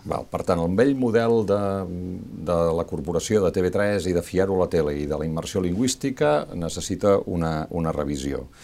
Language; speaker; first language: Catalan; native; Catalan